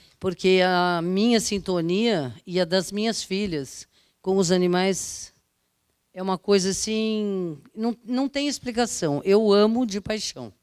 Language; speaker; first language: Portuguese; early bilingual, other home language; Italian